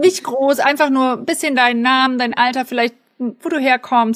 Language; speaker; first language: German; native; German